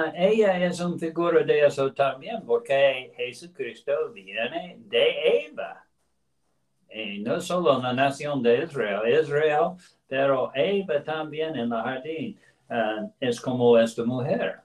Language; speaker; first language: Spanish; non-native, learner; English